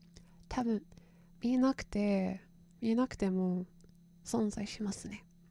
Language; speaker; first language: Japanese; non-native, learner; English